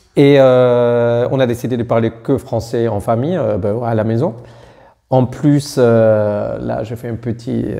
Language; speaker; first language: French; non-native, fluent; German